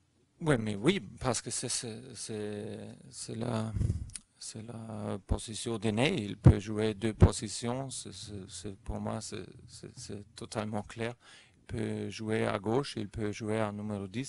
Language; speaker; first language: French; non-native, fluent; German